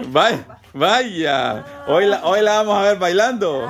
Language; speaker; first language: Spanish; native; Spanish